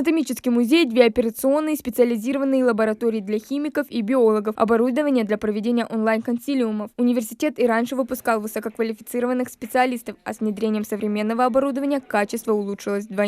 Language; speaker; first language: Russian; native; Russian